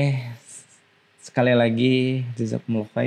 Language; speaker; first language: Indonesian; non-native, local second language; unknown